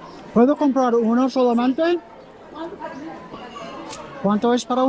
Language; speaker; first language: Spanish; non-native, learner; English